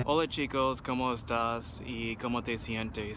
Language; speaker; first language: Spanish; non-native, learner; English